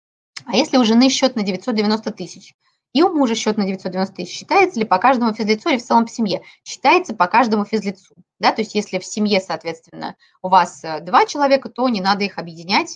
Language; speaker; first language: Russian; native; Russian